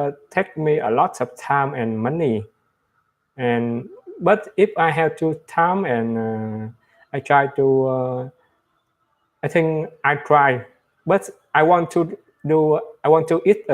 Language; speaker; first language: English; non-native, learner; Vietnamese